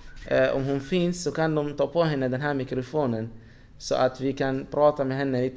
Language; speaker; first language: Swedish; non-native, fluent; Arabic